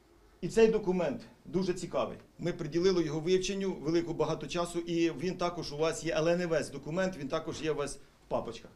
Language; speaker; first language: Ukrainian; native; Ukrainian